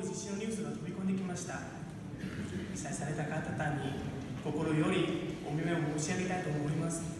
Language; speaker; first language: Japanese; non-native, fluent; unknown